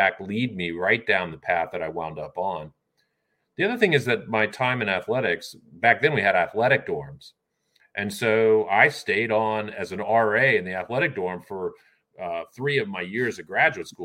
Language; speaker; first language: English; native; English